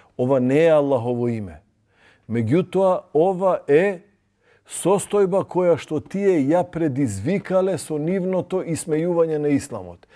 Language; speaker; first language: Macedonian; non-native, local second language; Albanian